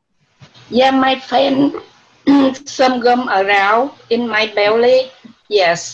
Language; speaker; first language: English; non-native, learner; Vietnamese